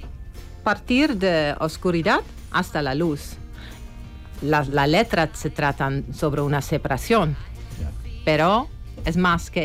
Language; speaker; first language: Spanish; non-native, fluent; Dutch